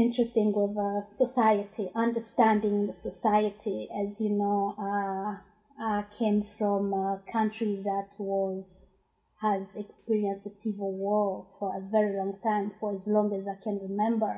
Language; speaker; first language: English; non-native, fluent; Rundi